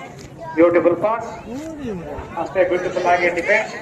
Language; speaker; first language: Kannada; native; Kannada